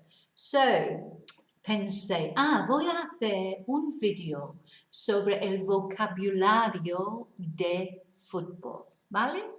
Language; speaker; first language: Spanish; non-native, learner; English